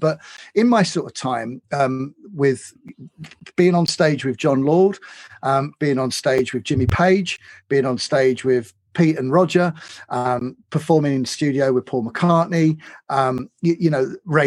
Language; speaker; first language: English; native; English